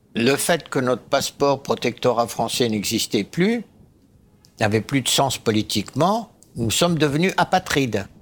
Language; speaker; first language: French; early bilingual, other home language; Arabic